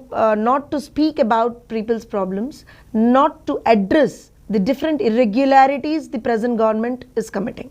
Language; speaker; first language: English; non-native, local second language; Telugu